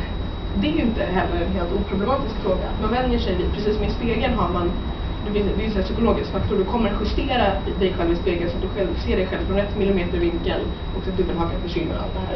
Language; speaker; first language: Swedish; native; Swedish